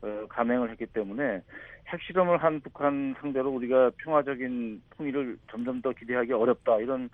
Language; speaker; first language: Korean; native; Korean